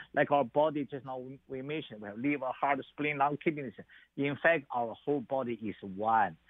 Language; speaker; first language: English; non-native, learner; Chinese